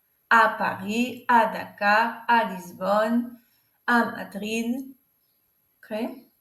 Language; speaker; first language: French; non-native, fluent; Portuguese